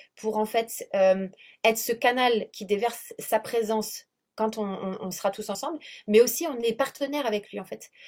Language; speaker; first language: French; native; French